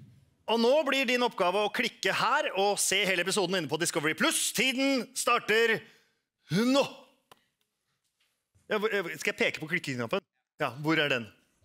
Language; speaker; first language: Norwegian; native; Norwegian